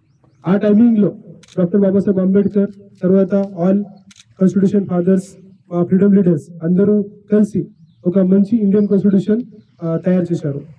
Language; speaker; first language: Telugu; non-native, learner; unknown